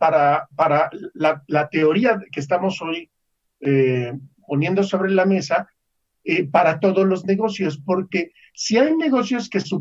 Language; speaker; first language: Spanish; native; Spanish